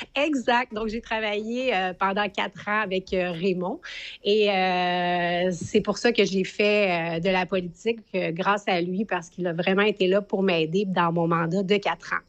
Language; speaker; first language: French; native; French